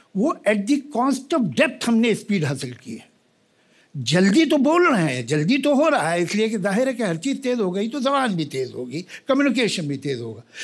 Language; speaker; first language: Hindi; native; Hindi